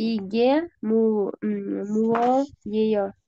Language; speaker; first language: Korean; non-native, learner; Kyrgyz